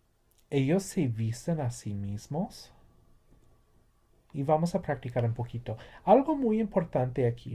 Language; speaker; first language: Spanish; non-native, fluent; English